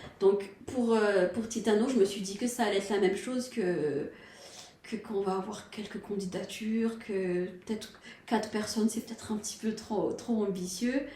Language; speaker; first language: French; non-native, local second language; Malagasy